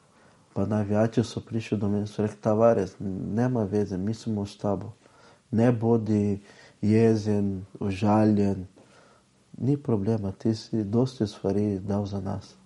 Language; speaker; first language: Slovenian; non-native, fluent; Portuguese